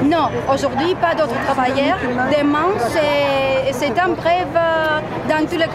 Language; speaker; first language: French; non-native, fluent; Greek